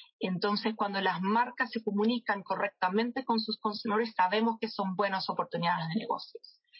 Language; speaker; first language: Spanish; non-native, fluent; English